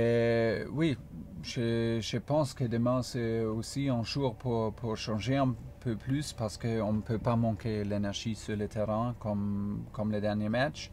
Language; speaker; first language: French; non-native, fluent; German